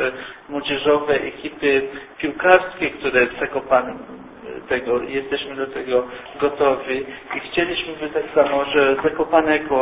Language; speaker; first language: Polish; early bilingual, heritage; Polish